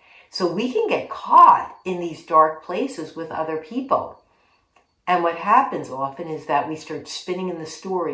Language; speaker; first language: English; native; English